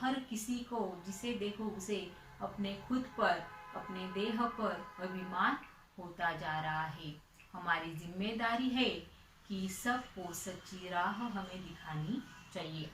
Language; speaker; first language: Hindi; non-native, local second language; Marathi